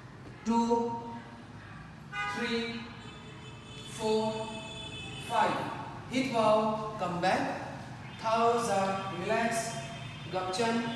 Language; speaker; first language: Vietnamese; non-native, learner; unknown